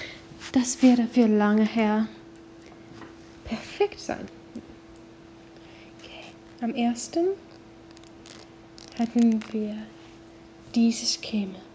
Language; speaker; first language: German; non-native, learner; English